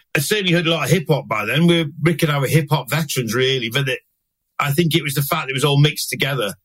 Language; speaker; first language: English; native; English